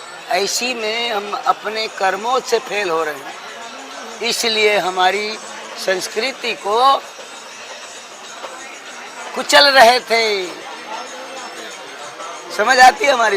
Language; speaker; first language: Hindi; native; Hindi